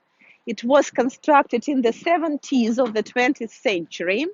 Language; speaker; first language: English; non-native, fluent; Russian